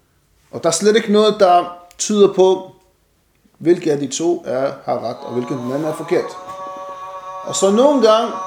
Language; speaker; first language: Danish; non-native, fluent; Arabic